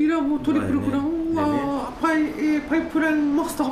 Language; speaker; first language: Japanese; native; Japanese